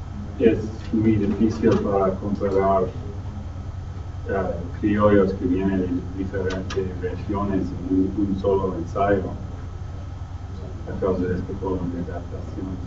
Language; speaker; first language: Spanish; non-native, learner; English